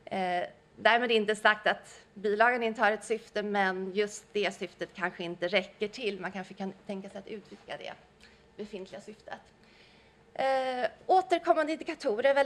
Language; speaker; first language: Swedish; native; Swedish